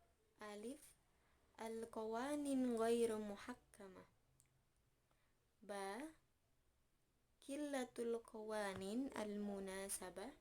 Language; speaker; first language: Arabic; non-native, fluent; Indonesian